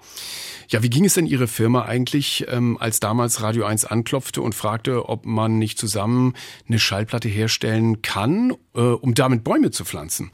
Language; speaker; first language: German; native; German